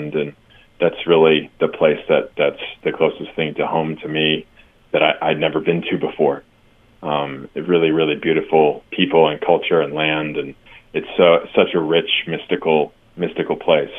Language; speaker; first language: English; native; English